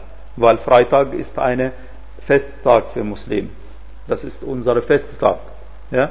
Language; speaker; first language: German; non-native, fluent; Arabic